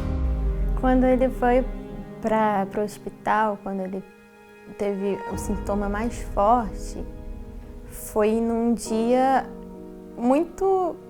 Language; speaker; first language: Portuguese; early bilingual, heritage; Portuguese